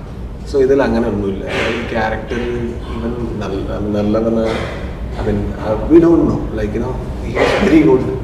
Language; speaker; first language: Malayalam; non-native, fluent; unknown